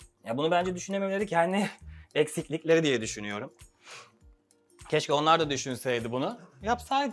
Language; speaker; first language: Turkish; native; Turkish